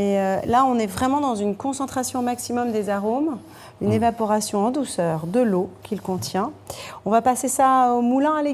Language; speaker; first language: French; native; French